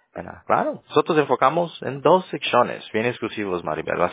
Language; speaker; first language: Spanish; early bilingual, other home language; English